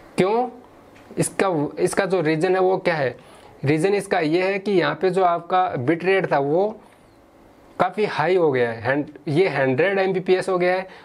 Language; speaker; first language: Hindi; native; Hindi